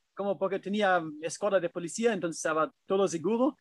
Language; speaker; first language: Spanish; non-native, fluent; German